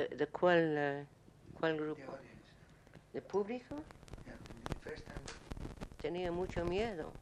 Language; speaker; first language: Spanish; non-native, learner; English